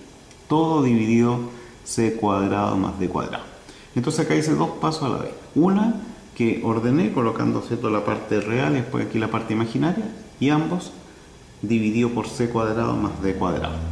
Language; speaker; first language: Spanish; native; Spanish